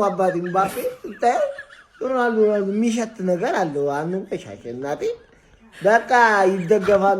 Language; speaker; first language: Amharic; native; Amharic